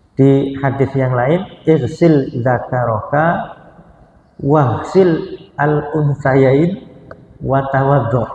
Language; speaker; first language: Indonesian; non-native, local second language; Javanese